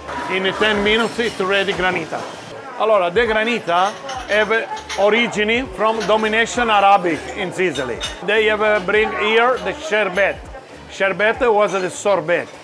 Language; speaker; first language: English; non-native, learner; Italian